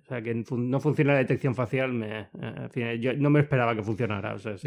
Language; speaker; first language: Spanish; native; Spanish